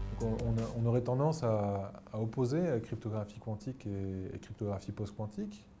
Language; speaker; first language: French; native; French